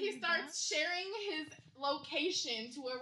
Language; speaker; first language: English; native; English